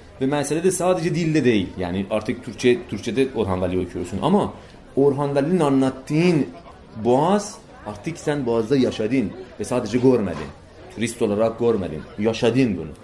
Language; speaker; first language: Turkish; non-native, fluent; Persian